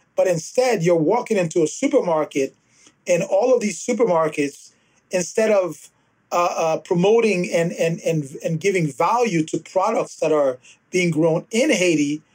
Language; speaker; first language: English; early bilingual, other home language; Haitian Creole